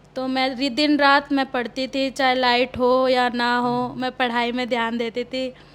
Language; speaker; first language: Hindi; early bilingual, other home language; Odia